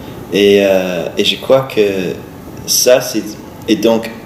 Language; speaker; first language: French; non-native, fluent; English